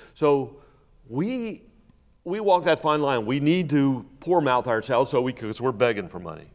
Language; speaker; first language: English; native; English